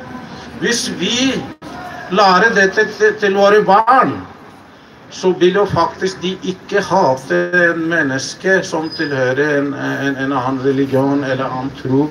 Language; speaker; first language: Norwegian; non-native, fluent; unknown